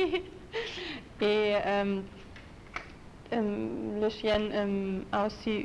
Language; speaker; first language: French; non-native, learner; German